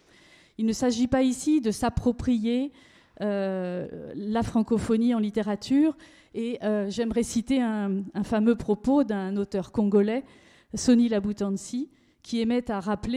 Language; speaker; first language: French; native; French